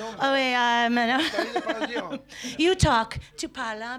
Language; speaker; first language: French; non-native, learner; English